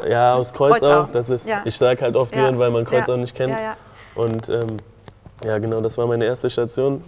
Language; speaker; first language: German; native; German